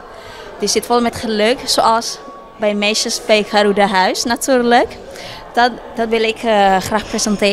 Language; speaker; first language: Dutch; non-native, learner; Javanese